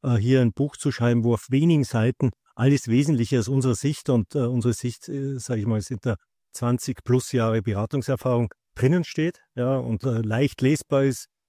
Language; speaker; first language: German; native; German